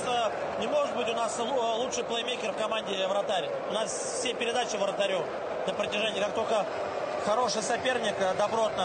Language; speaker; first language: Russian; native; Russian